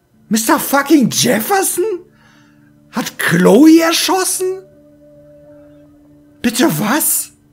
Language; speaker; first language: German; native; German